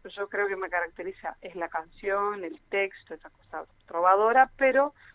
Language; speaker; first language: Spanish; early bilingual, other home language; Portuguese